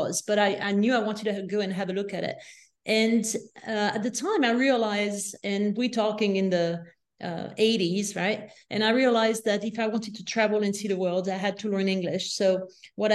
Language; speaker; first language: English; non-native, fluent; French